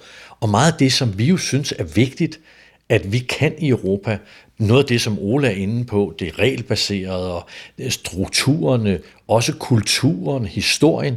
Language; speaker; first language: Danish; native; Danish